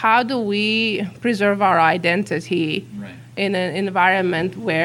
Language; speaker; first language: English; non-native, fluent; Uzbek